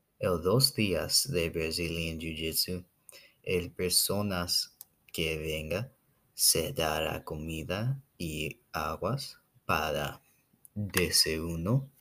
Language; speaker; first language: Spanish; non-native, learner; English